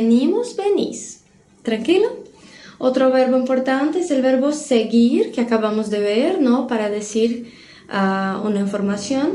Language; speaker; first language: Spanish; non-native, fluent; Portuguese